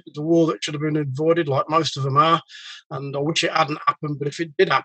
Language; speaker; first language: English; native; English